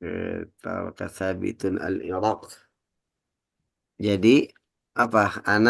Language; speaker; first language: Arabic; non-native, fluent; Indonesian